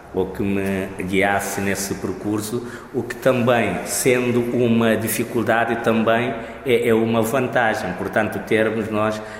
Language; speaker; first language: Portuguese; non-native, local second language; Kabuverdianu